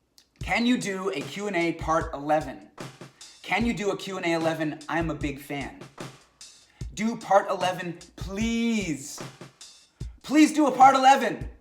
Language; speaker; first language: English; native; English